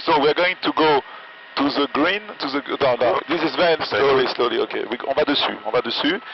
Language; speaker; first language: English; non-native, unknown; French